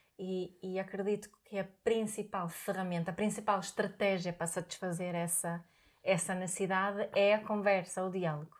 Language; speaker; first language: Portuguese; non-native, fluent; Swedish